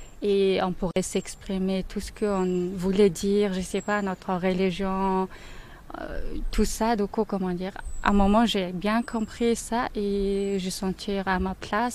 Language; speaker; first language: French; non-native, learner; Mongolian